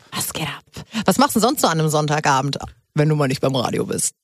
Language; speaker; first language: German; native; German